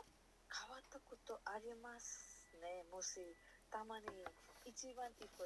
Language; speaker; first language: Japanese; non-native, learner; Nepali